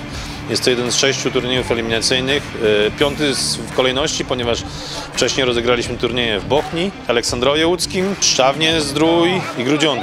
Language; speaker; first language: Polish; native; Polish